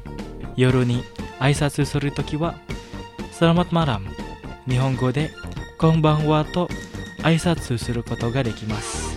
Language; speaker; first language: Japanese; non-native, fluent; Indonesian